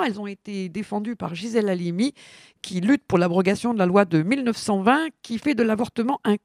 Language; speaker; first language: French; native; French